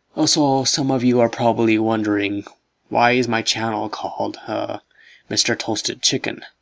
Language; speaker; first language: English; native; English